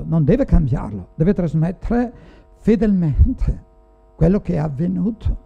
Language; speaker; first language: Italian; native; Italian